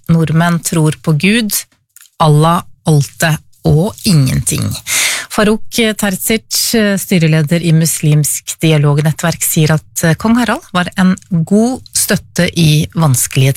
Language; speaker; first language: Norwegian; native; Norwegian